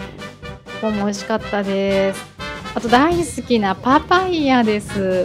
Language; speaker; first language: Japanese; native; Japanese